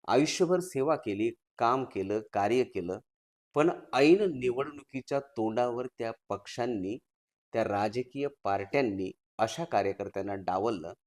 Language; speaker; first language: Marathi; native; Marathi